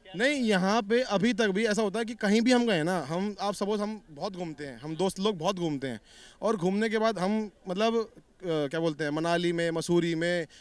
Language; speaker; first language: Hindi; native; Hindi